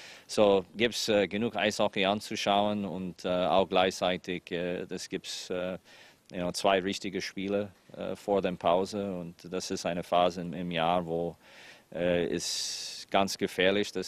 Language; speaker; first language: German; non-native, fluent; English